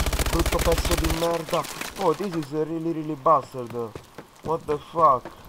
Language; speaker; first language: English; non-native, learner; Italian